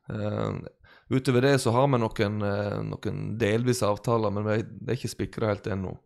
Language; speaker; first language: Norwegian; native; Norwegian